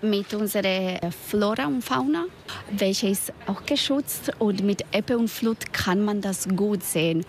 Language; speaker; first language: German; non-native, learner; Spanish